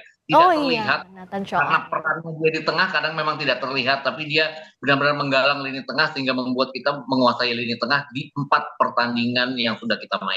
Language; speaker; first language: Indonesian; native; Indonesian